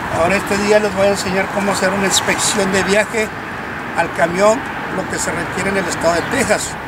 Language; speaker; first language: Spanish; early bilingual, heritage; Spanish